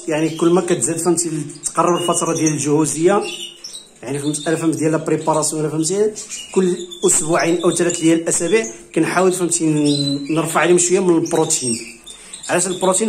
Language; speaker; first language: Arabic; native; Arabic